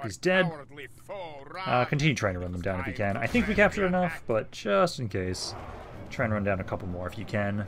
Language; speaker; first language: English; native; English